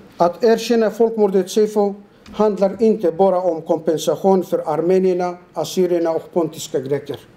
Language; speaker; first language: Swedish; non-native, fluent; Turoyo